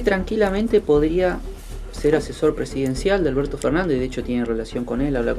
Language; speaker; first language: Spanish; native; Spanish